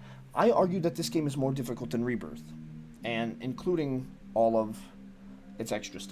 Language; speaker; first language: English; native; English